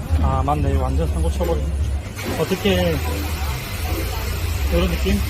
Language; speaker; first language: Korean; native; Korean